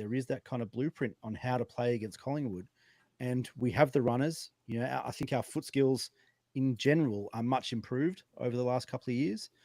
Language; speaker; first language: English; native; English